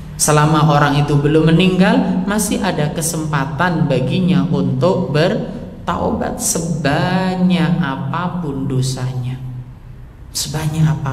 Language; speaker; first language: Indonesian; non-native, local second language; Javanese